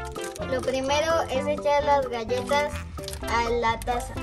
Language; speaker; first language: Spanish; native; Spanish